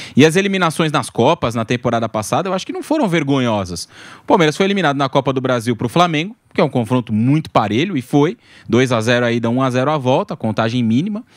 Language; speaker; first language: Portuguese; native; Portuguese